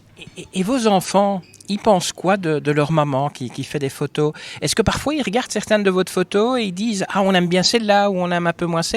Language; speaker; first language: French; native; French